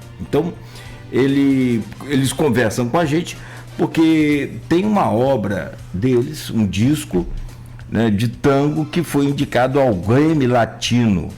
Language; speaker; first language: Portuguese; native; Portuguese